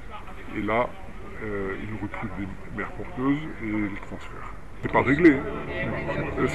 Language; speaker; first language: French; non-native, fluent; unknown